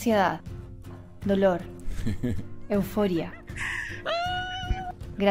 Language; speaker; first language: Spanish; native; Spanish